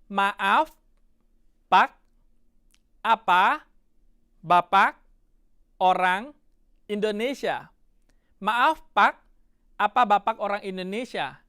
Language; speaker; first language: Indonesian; non-native, fluent; Thai